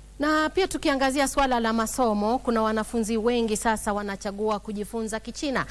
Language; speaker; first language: Swahili; native; Swahili